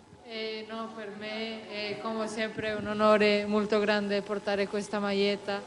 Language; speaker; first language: Italian; non-native, fluent; Spanish